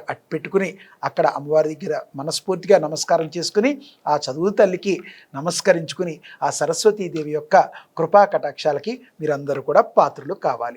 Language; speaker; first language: Telugu; native; Telugu